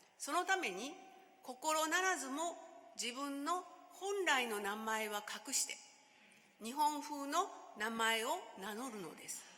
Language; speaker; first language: Japanese; native; Japanese